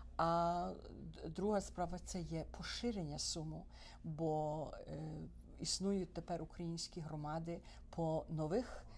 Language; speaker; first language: Ukrainian; early bilingual, heritage; Ukrainian